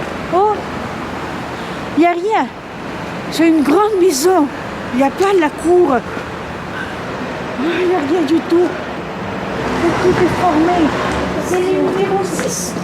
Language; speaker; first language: French; early bilingual, heritage; Russian